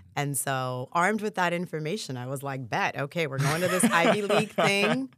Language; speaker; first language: English; early bilingual, other home language; Haitian Creole